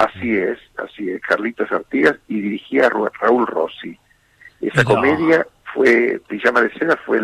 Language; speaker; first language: Spanish; native; Spanish